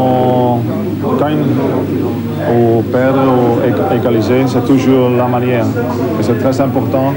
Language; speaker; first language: French; non-native, learner; Dutch